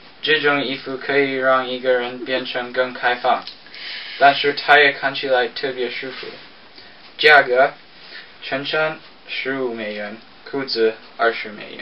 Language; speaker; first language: Chinese; non-native, learner; English